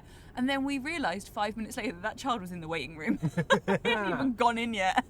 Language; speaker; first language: English; native; English